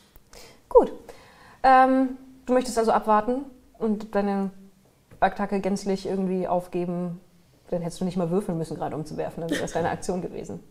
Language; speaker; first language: German; native; German